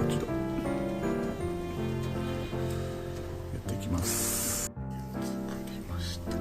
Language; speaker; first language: Japanese; native; Japanese